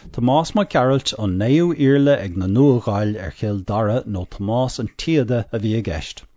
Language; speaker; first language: Irish; non-native, local second language; English